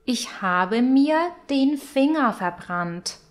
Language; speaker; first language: German; non-native, fluent; Russian